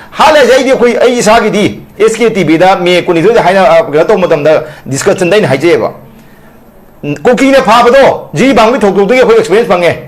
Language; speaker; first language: Manipuri; non-native, local second language; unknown